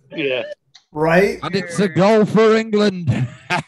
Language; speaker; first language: English; native; English